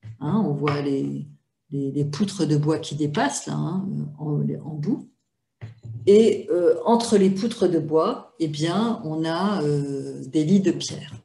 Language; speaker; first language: French; native; French